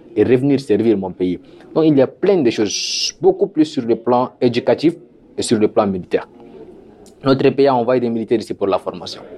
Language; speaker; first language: French; non-native, local second language; Sango